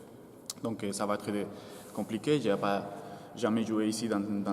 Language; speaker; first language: French; non-native, fluent; Spanish